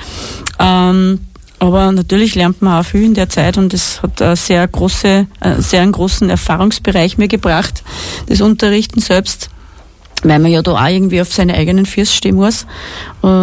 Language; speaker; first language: German; native; German